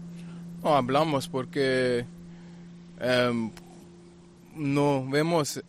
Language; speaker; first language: Spanish; non-native, fluent; German